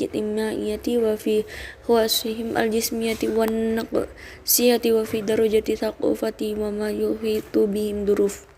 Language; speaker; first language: Arabic; non-native, learner; Indonesian